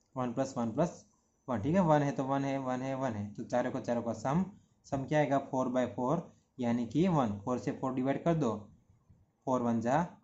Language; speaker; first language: Hindi; non-native, local second language; Gujarati